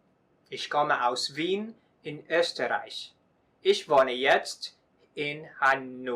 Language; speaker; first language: German; non-native, learner; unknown